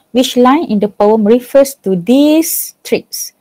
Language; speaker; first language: English; non-native, local second language; Malay